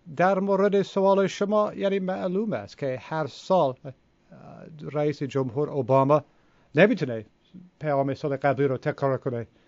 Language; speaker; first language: Persian; non-native, fluent; English